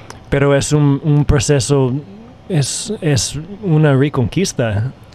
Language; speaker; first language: Spanish; non-native, fluent; English